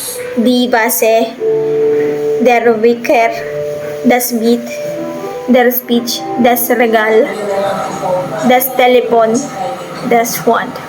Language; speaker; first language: German; non-native, learner; Bikol